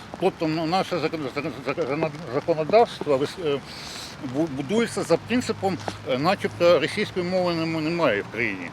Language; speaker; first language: Ukrainian; non-native, local second language; Russian